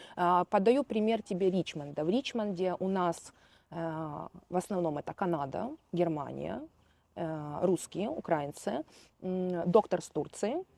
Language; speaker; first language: Russian; non-native, fluent; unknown